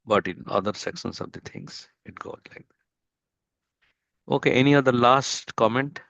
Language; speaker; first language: English; non-native, fluent; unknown